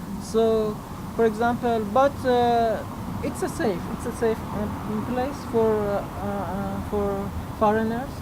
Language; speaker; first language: English; non-native, learner; Persian